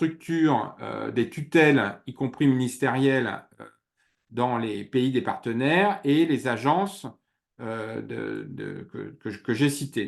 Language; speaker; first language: French; native; French